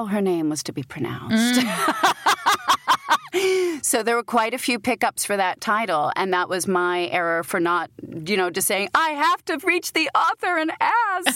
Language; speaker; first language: English; native; English